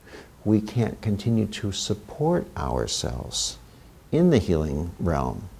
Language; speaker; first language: English; native; English